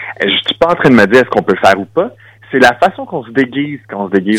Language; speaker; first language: French; native; French